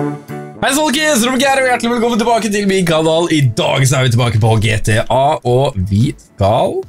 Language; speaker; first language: Norwegian; native; Norwegian